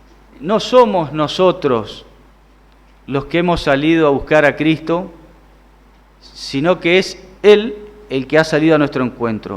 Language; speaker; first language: Spanish; native; Spanish